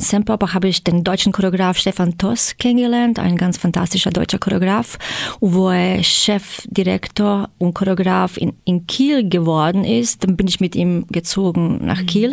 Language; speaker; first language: German; non-native, fluent; Croatian